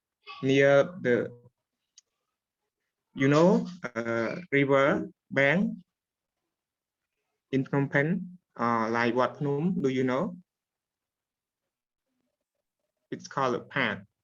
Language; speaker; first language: English; non-native, learner; Khmer